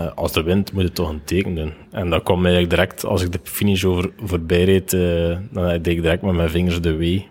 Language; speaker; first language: Dutch; native; Dutch